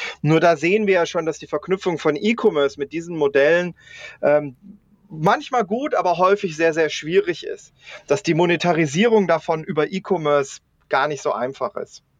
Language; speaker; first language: German; native; German